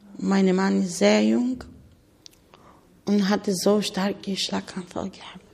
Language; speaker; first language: German; non-native, learner; Bulgarian